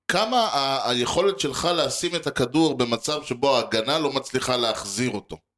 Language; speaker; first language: Hebrew; native; Hebrew